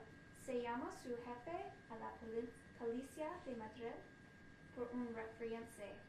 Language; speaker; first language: Spanish; non-native, learner; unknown